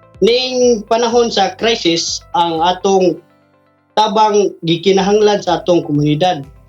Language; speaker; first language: Cebuano; native; Cebuano